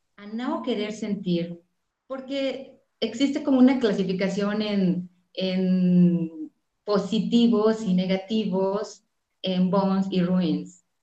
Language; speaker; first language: Spanish; non-native, fluent; Portuguese